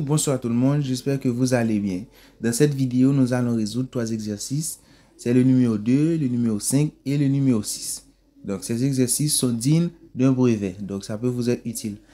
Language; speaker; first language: French; non-native, local second language; Haitian Creole